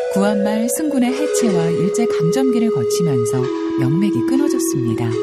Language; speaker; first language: Korean; native; Korean